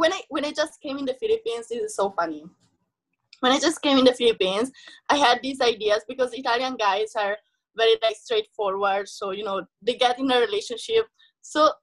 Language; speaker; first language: English; non-native, fluent; Italian